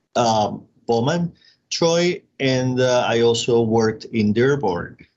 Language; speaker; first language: English; non-native, fluent; Spanish